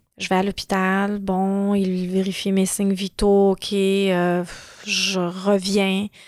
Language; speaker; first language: French; early bilingual, other home language; Arabic